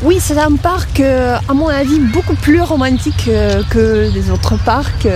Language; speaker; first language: French; non-native, fluent; Russian